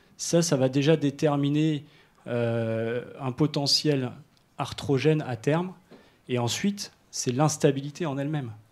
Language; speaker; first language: French; native; French